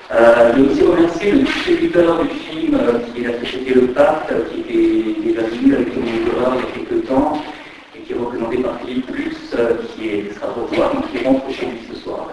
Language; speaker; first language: French; native; French